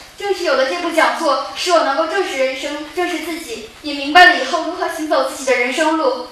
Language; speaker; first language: Chinese; early bilingual, other home language; Korean